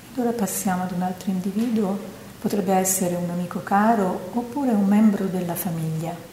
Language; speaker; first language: Italian; native; Italian